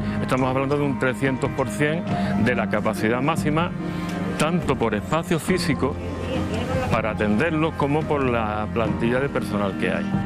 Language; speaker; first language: Spanish; native; Spanish